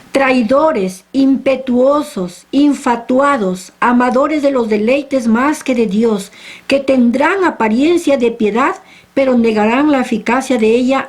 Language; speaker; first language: Spanish; native; Spanish